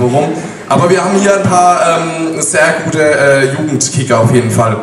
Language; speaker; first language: German; native; German